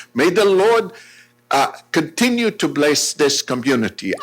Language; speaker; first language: English; non-native, fluent; Hebrew